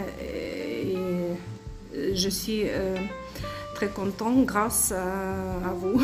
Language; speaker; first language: French; non-native, learner; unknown